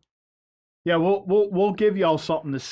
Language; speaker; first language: English; native; English